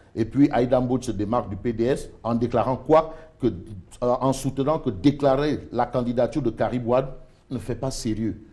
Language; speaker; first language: French; non-native, local second language; Wolof